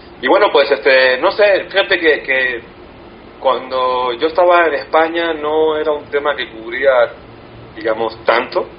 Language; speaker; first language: Spanish; native; Spanish